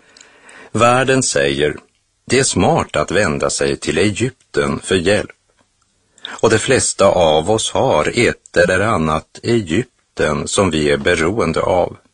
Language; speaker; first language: Swedish; native; Swedish